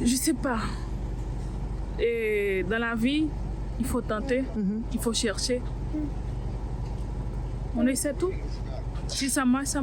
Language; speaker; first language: French; non-native, local second language; Haitian Creole